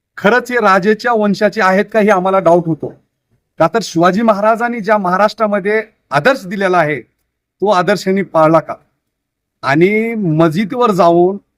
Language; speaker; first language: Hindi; native; Hindi